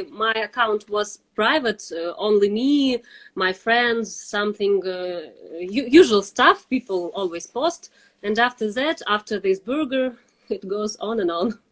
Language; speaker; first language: English; non-native, fluent; Russian